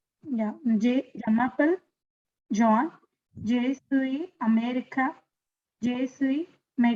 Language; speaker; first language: French; non-native, learner; Tamil